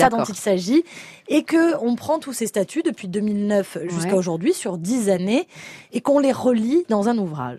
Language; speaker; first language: French; native; French